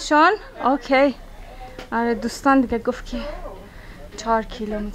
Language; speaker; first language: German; non-native, learner; Persian